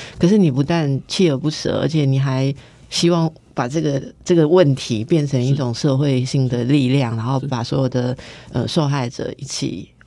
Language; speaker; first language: Chinese; native; Chinese